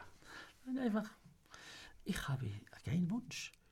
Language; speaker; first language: German; non-native, fluent; Arabic